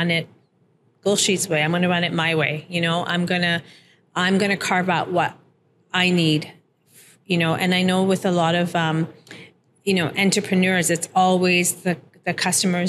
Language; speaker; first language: English; early bilingual, other home language; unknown